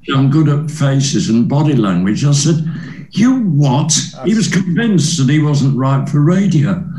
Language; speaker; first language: English; native; English